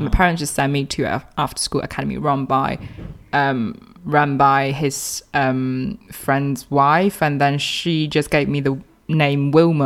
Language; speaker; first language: English; non-native, fluent; Chinese